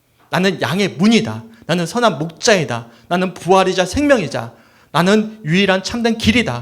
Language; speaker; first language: Korean; native; Korean